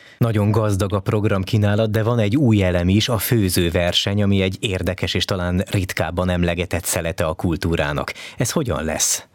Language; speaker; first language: Hungarian; native; Hungarian